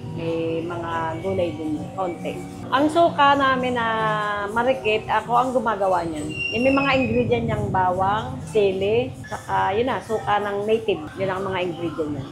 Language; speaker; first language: Filipino; native; Filipino